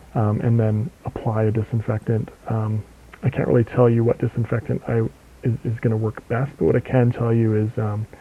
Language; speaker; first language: English; native; English